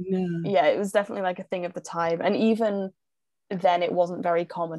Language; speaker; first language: English; native; English